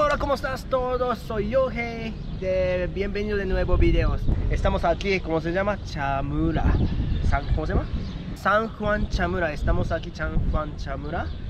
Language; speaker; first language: Spanish; non-native, learner; Japanese